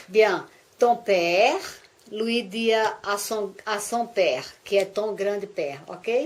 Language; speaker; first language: French; non-native, learner; Portuguese